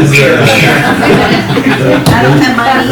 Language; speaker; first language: English; native; English